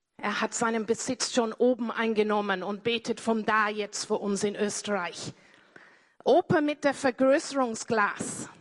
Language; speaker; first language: German; non-native, fluent; English